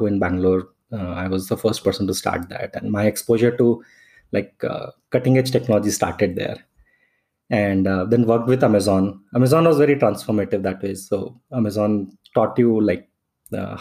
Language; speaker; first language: English; non-native, local second language; Hindi